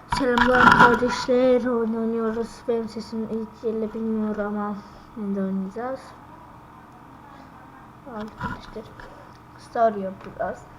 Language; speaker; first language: Turkish; non-native, learner; Azerbaijani